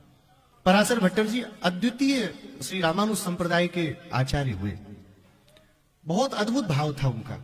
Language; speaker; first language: Hindi; native; Hindi